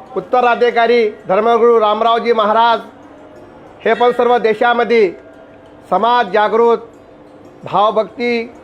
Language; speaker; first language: Marathi; non-native, local second language; Lambadi